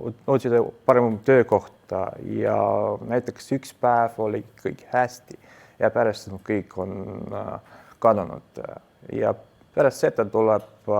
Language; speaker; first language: Estonian; non-native, local second language; Russian